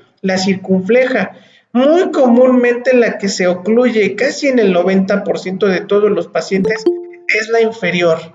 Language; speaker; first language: Spanish; native; Spanish